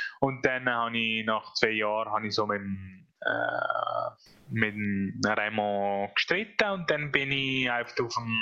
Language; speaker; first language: German; non-native, fluent; Italian